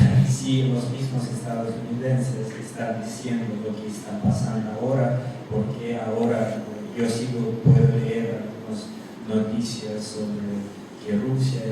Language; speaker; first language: Spanish; non-native, fluent; Russian